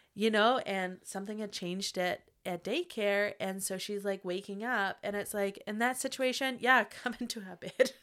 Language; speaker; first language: English; native; English